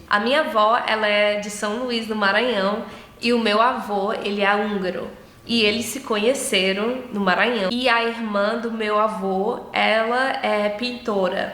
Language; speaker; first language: Portuguese; early bilingual, heritage; English